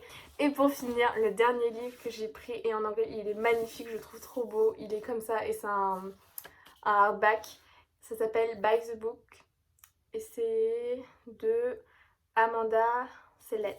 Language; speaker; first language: French; native; French